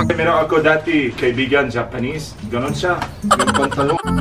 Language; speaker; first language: Filipino; non-native, learner; Arabic